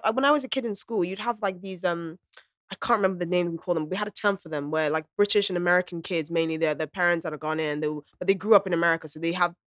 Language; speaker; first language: English; non-native, local second language; Akan